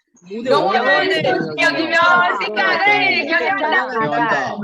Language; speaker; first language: Korean; native; Korean